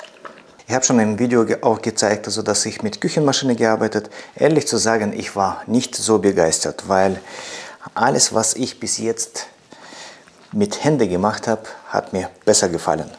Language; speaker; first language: German; non-native, fluent; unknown